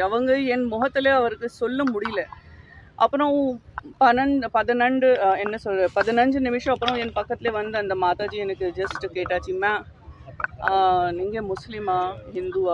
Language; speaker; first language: Tamil; non-native, local second language; Gujarati